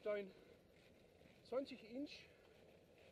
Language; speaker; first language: German; non-native, learner; Dutch